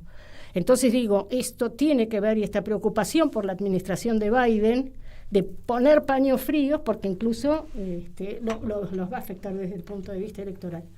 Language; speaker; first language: Spanish; native; Spanish